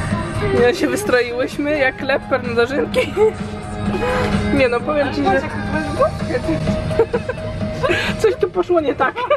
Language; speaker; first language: Polish; native; Polish